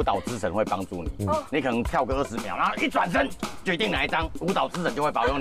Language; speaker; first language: Chinese; native; Chinese